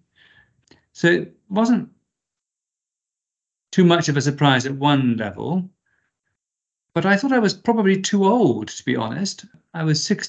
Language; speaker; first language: English; native; English